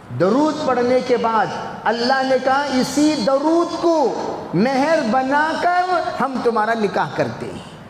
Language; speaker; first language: Urdu; native; Urdu